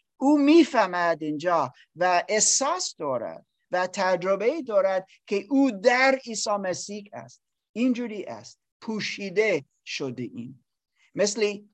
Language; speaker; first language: Persian; non-native, learner; English